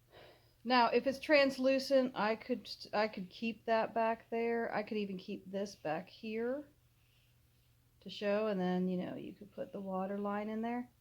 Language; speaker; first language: English; native; English